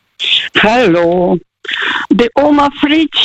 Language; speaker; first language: German; non-native, fluent; Russian